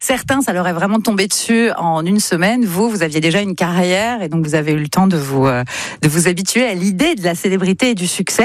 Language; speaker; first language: French; native; French